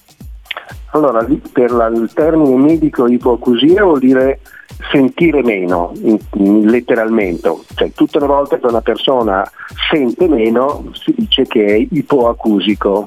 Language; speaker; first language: Italian; native; Italian